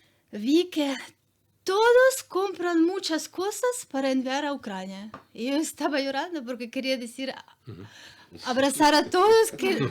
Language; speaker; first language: Spanish; non-native, learner; Ukrainian